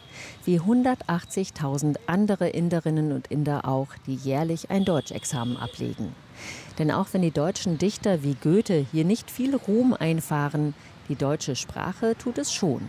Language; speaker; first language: German; native; German